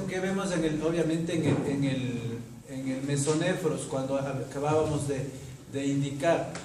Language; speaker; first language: Spanish; native; Spanish